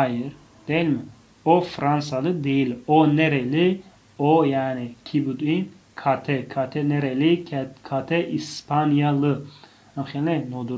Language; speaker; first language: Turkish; non-native, fluent; Tajik